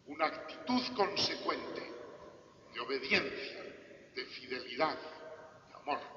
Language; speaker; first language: Spanish; native; Spanish